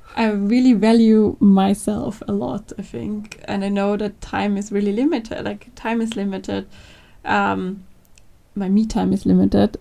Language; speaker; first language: English; non-native, fluent; German